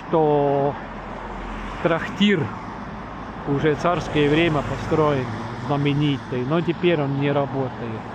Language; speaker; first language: Russian; non-native, local second language; Estonian